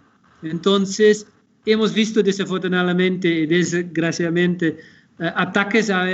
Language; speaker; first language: Spanish; non-native, fluent; Dutch